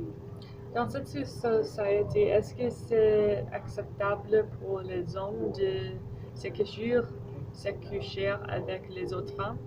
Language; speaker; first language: French; non-native, learner; English